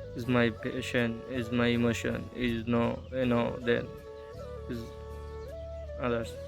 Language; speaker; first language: English; non-native, local second language; Bangla